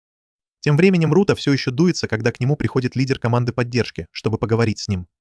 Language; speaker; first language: Russian; native; Russian